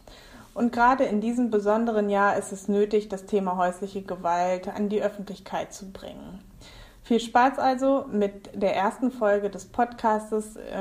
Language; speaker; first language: German; native; German